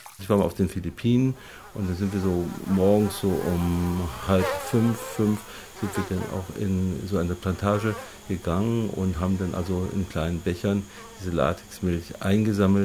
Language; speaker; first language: German; native; German